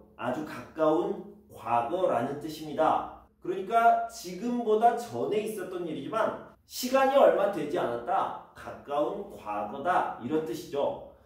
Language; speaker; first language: Korean; native; Korean